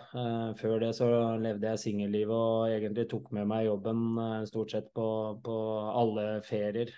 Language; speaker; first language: Norwegian; native; Norwegian